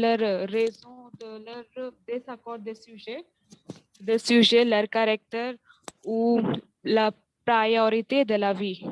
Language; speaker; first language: French; non-native, learner; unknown